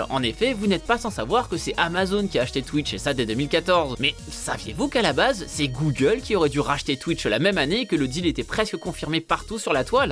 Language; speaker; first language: French; native; French